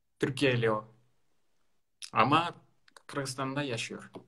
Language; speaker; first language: Turkish; non-native, learner; Kyrgyz